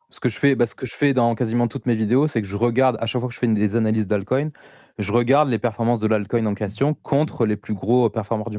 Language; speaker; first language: French; native; French